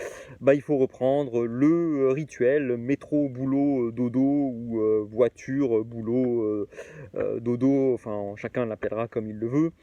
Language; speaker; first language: French; native; French